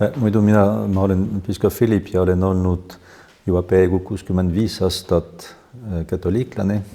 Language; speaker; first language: Estonian; non-native, fluent; French